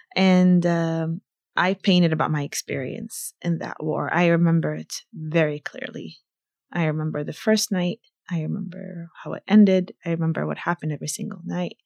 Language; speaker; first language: English; early bilingual, other home language; Arabic